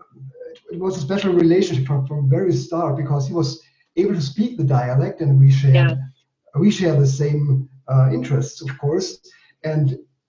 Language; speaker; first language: English; non-native, fluent; German